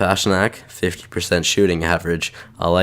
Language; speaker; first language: English; native; English